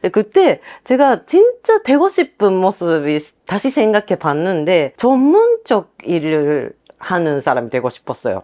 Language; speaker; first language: Korean; non-native, fluent; Japanese